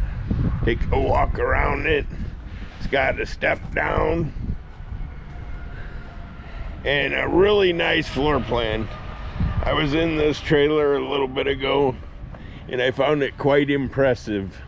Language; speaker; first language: English; native; English